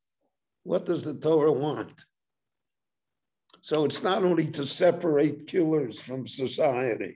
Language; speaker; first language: English; native; English